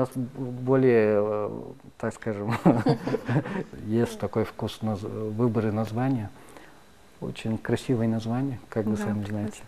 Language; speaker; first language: Russian; non-native, local second language; Tajik